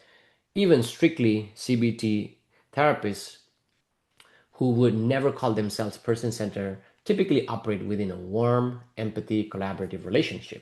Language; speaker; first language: English; non-native, fluent; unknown